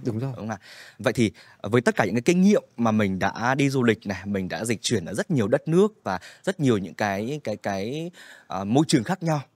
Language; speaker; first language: Vietnamese; native; Vietnamese